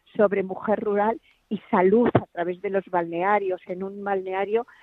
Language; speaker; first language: Spanish; native; Spanish